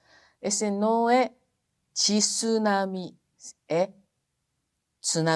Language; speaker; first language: Portuguese; non-native, fluent; Japanese